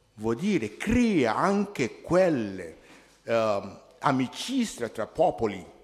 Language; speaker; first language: Italian; non-native, fluent; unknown